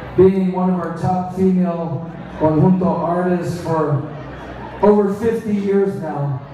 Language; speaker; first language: English; early bilingual, other home language; Spanish